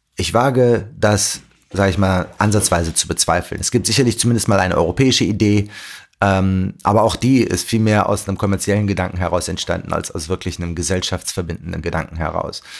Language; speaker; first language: German; early bilingual, other home language; Arabic